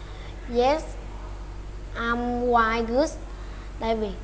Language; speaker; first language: English; non-native, learner; Vietnamese